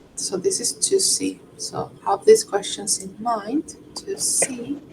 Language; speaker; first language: English; non-native, fluent; Spanish